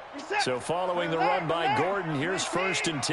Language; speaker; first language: English; native; English